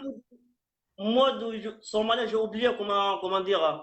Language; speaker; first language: French; non-native, learner; Arabic